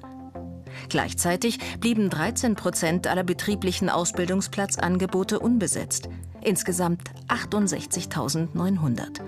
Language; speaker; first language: German; native; German